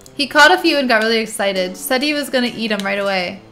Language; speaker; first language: English; native; English